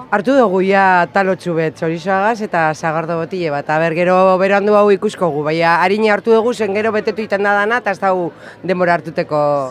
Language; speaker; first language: Basque; native; Basque